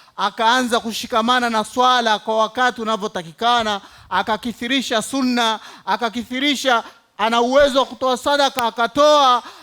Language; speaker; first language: Swahili; native; Swahili